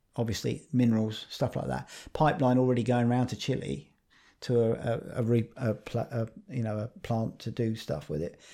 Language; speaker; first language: English; native; English